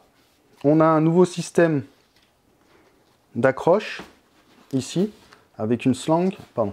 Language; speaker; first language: French; native; French